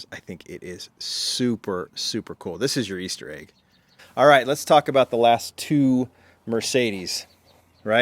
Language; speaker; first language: English; native; English